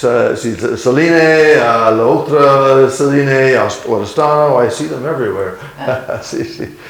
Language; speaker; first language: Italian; non-native, learner; English